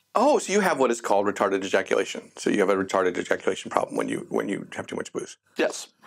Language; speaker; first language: English; native; English